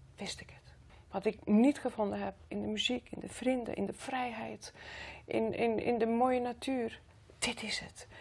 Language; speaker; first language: Dutch; non-native, fluent; Greek